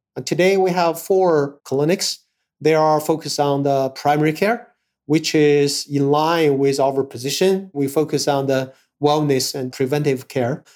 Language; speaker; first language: English; non-native, fluent; Chinese